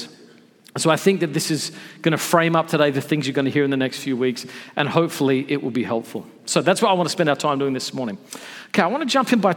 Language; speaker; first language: English; native; English